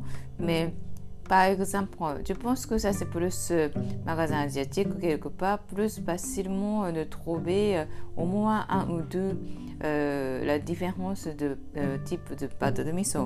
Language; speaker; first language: French; non-native, fluent; Japanese